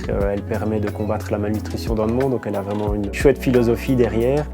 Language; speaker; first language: French; native; French